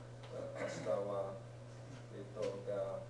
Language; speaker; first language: Japanese; non-native, learner; English